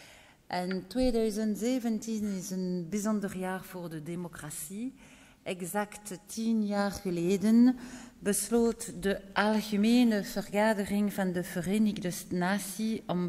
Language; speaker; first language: Dutch; non-native, local second language; French